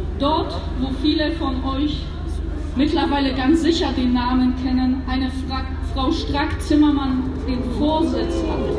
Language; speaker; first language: German; early bilingual, other home language; Polish